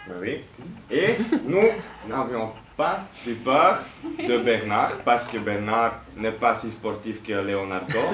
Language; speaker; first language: French; non-native, learner; Dutch